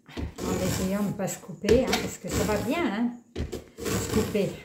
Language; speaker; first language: French; native; French